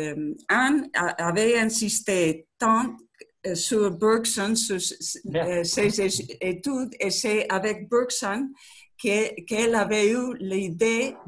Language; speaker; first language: French; non-native, learner; Spanish